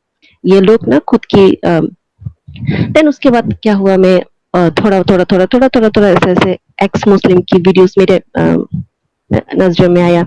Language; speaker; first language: Hindi; non-native, local second language; Bangla